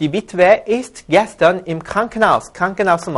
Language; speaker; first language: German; non-native, fluent; Korean